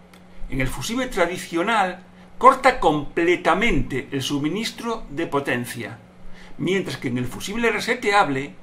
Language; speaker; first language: Spanish; native; Spanish